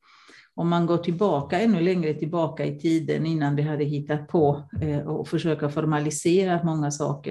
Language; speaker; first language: Swedish; non-native, fluent; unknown